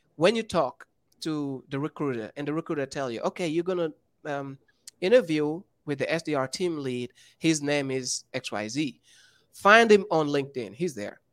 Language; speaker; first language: English; non-native, fluent; Wolof